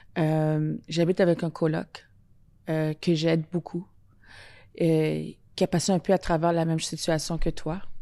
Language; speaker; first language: French; native; French